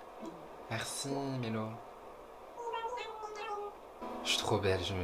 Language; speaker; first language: French; native; French